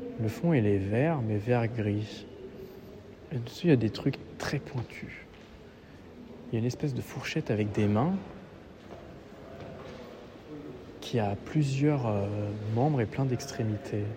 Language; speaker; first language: French; native; French